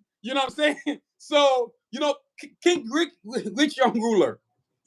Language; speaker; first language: English; native; English